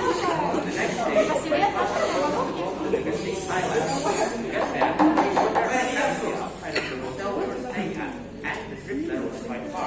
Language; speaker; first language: English; non-native, learner; Indonesian